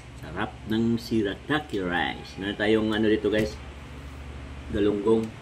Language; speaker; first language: Filipino; non-native, local second language; Cebuano